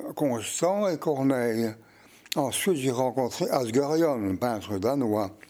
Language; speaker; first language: French; native; French